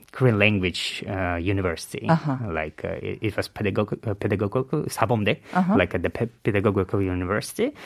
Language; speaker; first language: English; non-native, learner; Uzbek